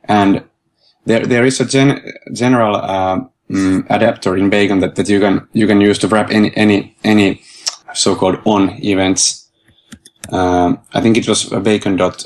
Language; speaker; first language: English; non-native, fluent; Finnish